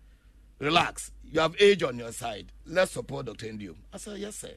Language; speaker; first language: English; non-native, local second language; Akan